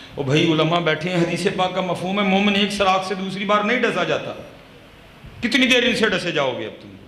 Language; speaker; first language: Urdu; non-native, local second language; Punjabi